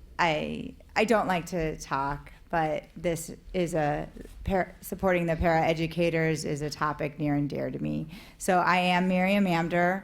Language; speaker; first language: English; native; English